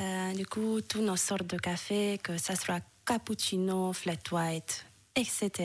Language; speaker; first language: French; non-native, fluent; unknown